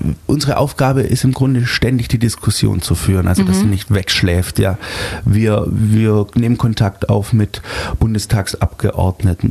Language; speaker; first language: German; native; German